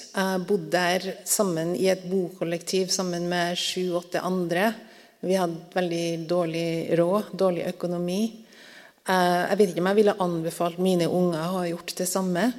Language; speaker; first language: Norwegian; native; Norwegian